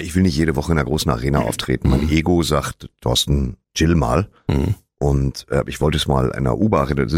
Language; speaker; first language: German; native; German